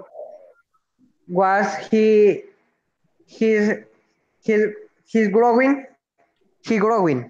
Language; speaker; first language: English; non-native, learner; Spanish